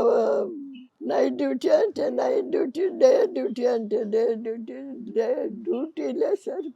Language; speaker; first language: Telugu; native; Telugu